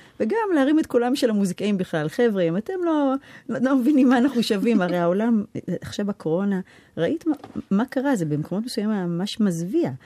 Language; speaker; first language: Hebrew; early bilingual, heritage; Hebrew